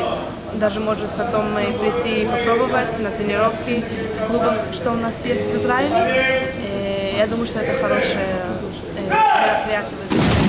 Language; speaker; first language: Russian; early bilingual, heritage; Russian